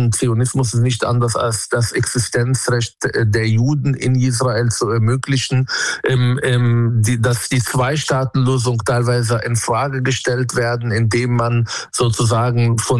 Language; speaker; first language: German; non-native, fluent; Arabic